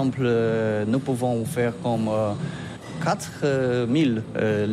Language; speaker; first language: French; non-native, learner; Polish